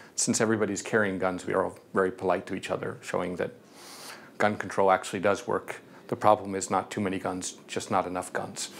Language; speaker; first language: English; native; English